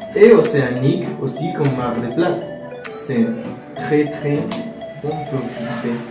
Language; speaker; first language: French; non-native, learner; Spanish